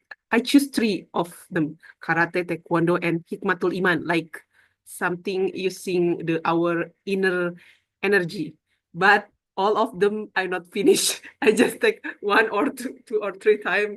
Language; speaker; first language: English; non-native, learner; Indonesian